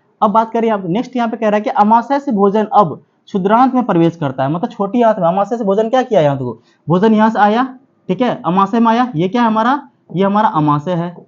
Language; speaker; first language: Hindi; native; Hindi